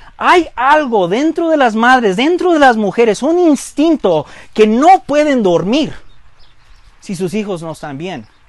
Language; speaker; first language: Spanish; early bilingual, heritage; Spanish